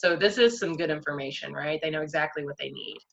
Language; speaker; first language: English; native; English